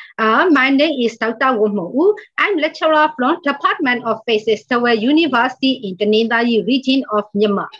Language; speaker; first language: English; non-native, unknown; Burmese